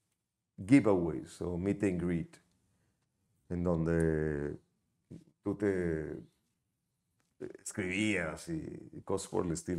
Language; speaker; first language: Spanish; native; Spanish